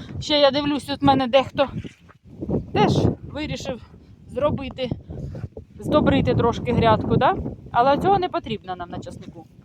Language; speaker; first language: Ukrainian; non-native, local second language; Russian